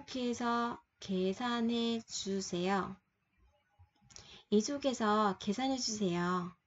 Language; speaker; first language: Korean; non-native, fluent; Vietnamese